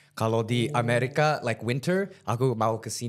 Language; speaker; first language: Indonesian; early bilingual, heritage; English